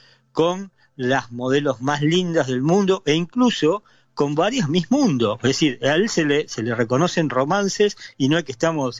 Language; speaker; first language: Spanish; native; Spanish